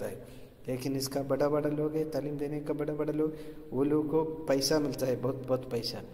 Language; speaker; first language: Hindi; non-native, local second language; Malayalam